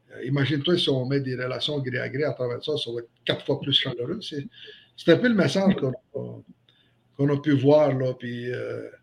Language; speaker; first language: French; native; French